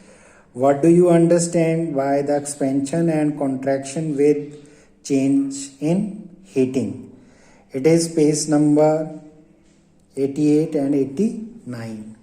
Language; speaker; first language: English; non-native, local second language; Hindi